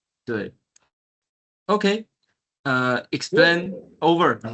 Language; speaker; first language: English; non-native, learner; Chinese